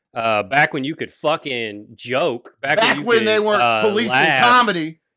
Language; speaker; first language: English; native; English